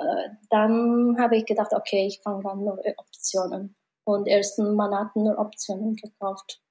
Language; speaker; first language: German; non-native, learner; Mongolian